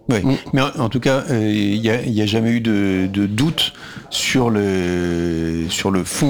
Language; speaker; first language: French; native; French